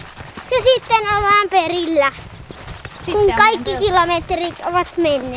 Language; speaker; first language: Finnish; early bilingual, heritage; Finnish